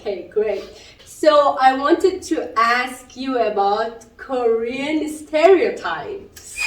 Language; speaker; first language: English; non-native, local second language; Persian